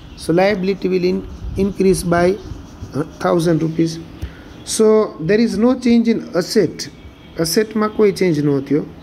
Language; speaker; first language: English; non-native, local second language; Gujarati